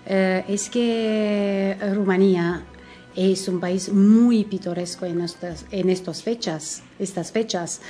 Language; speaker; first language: Spanish; non-native, fluent; Romanian